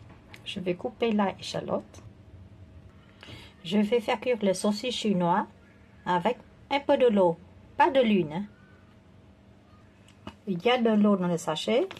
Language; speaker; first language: French; non-native, fluent; Vietnamese